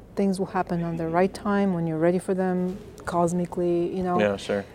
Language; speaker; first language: English; non-native, fluent; Bulgarian